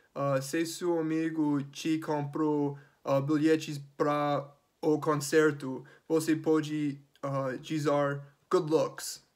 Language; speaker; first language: Portuguese; non-native, learner; English